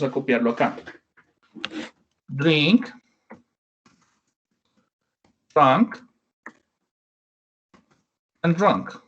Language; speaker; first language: Spanish; non-native, fluent; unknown